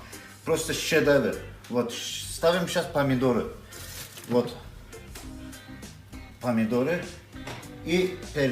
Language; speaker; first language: Russian; non-native, local second language; Azerbaijani